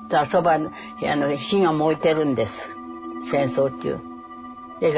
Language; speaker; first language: Japanese; native; Japanese